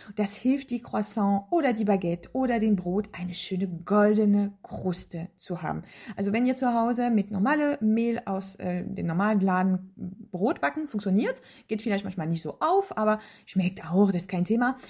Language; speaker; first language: German; non-native, fluent; French